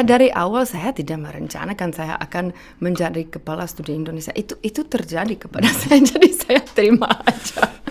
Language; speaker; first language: Indonesian; non-native, fluent; Czech